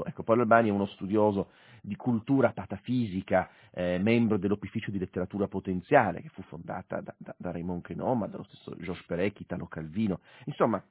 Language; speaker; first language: Italian; native; Italian